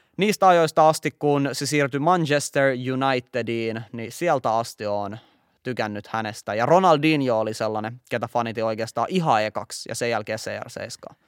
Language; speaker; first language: Finnish; native; Finnish